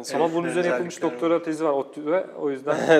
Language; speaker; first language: Turkish; native; Turkish